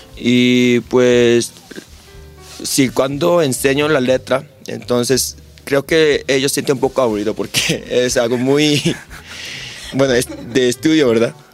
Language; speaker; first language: Spanish; non-native, fluent; Korean